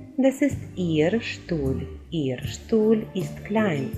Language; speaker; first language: German; non-native, fluent; Ukrainian